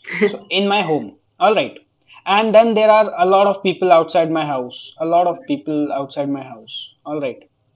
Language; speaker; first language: English; non-native, local second language; Hindi